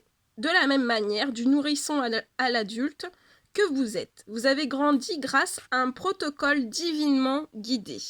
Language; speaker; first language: French; native; French